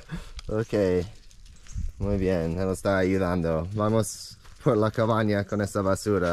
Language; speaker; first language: Spanish; non-native, fluent; English